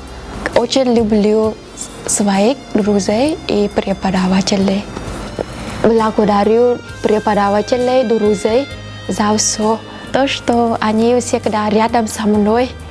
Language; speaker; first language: Russian; non-native, fluent; Vietnamese